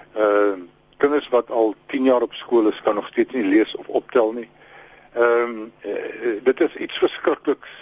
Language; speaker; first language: Afrikaans; native; Afrikaans